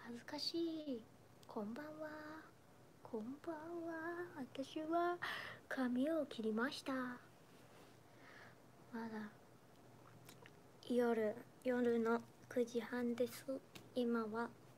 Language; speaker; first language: Japanese; non-native, fluent; Chinese